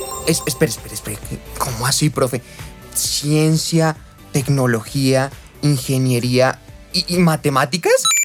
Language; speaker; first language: Spanish; native; Spanish